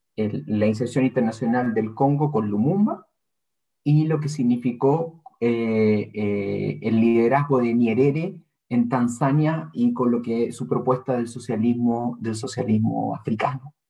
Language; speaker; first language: Spanish; native; Spanish